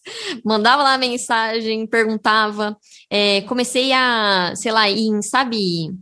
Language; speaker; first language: Portuguese; native; Portuguese